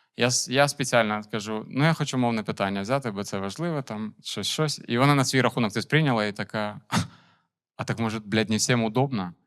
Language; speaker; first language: Ukrainian; non-native, local second language; Russian